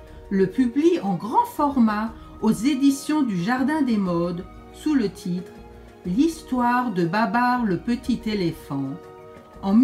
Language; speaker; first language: French; native; French